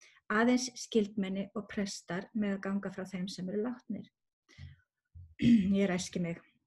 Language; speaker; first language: Icelandic; native; Icelandic